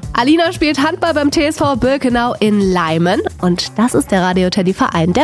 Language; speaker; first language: German; native; German